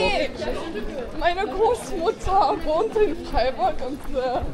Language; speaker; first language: German; non-native, fluent; French